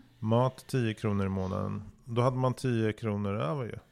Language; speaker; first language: Swedish; native; Swedish